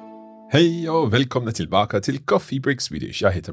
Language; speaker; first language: Swedish; non-native, learner; English